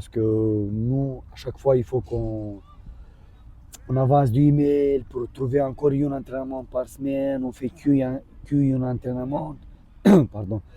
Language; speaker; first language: French; non-native, learner; Romanian